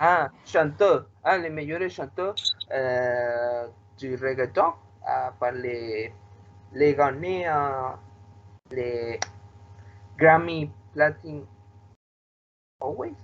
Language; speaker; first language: French; non-native, learner; Spanish